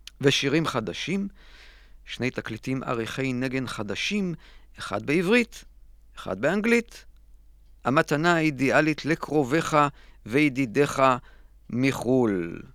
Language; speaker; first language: Hebrew; native; Hebrew